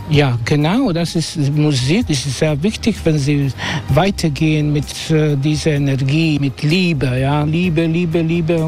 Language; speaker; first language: German; non-native, learner; Croatian